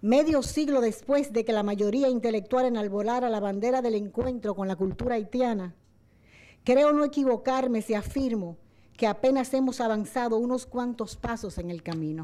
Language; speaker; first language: Spanish; native; Spanish